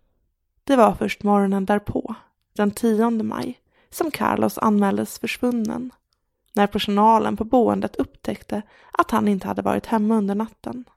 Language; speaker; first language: Swedish; native; Swedish